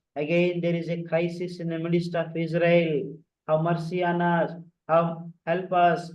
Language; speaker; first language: English; non-native, local second language; Telugu